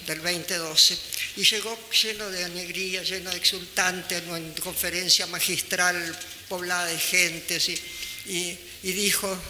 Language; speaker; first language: Spanish; native; Spanish